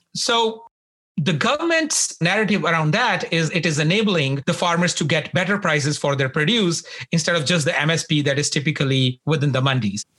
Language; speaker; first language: English; non-native, local second language; Punjabi